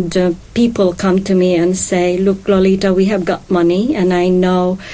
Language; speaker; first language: English; non-native, local second language; Hiligaynon